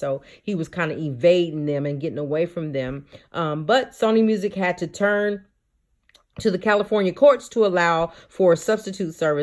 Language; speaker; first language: English; native; English